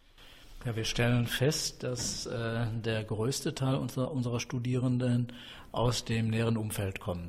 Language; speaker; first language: German; native; German